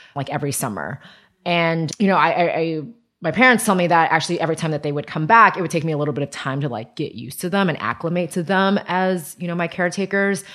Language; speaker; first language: English; early bilingual, other home language; Chinese